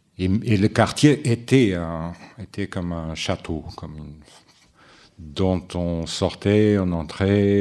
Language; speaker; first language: French; non-native, fluent; Portuguese